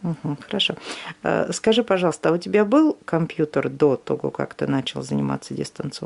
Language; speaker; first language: Russian; native; Russian